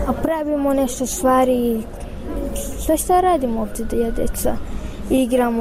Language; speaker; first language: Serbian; non-native, learner; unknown